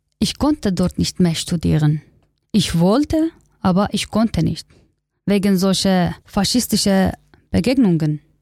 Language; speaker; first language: German; non-native, learner; Kurdish